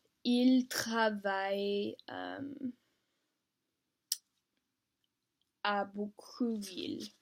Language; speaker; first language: French; non-native, learner; English